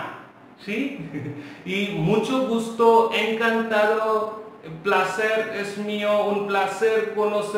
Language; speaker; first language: Spanish; non-native, local second language; Hindi